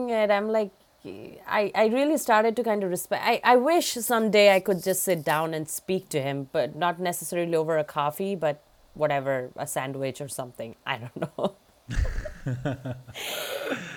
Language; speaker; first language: English; non-native, local second language; Bangla